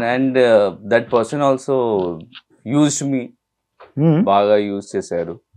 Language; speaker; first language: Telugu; non-native, learner; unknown